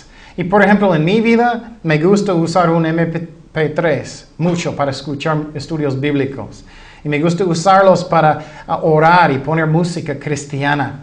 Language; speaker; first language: Spanish; non-native, fluent; English